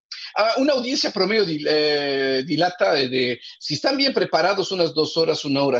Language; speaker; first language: Spanish; native; Spanish